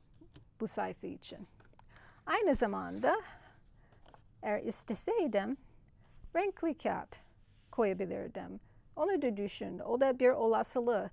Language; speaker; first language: Turkish; non-native, fluent; English